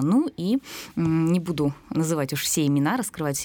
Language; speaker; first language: Russian; native; Russian